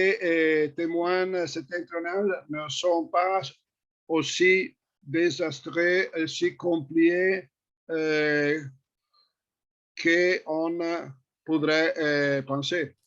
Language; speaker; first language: French; non-native, fluent; Italian